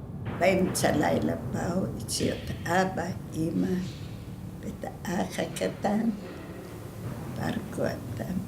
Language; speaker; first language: Hebrew; non-native, fluent; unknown